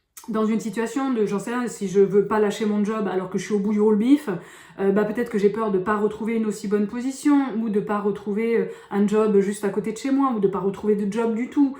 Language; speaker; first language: French; native; French